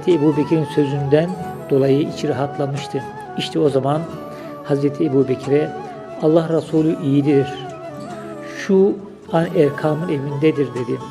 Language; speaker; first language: Turkish; native; Turkish